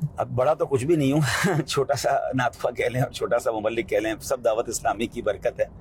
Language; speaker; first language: Urdu; non-native, local second language; Memoni